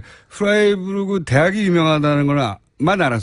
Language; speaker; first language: Korean; native; Korean